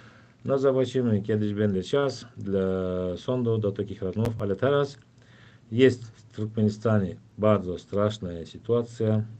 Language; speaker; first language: Polish; non-native, fluent; Turkmen